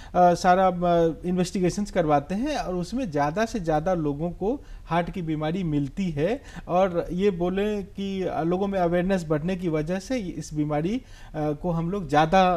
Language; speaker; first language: Hindi; native; Hindi